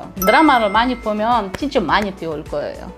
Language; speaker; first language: Korean; non-native, learner; Russian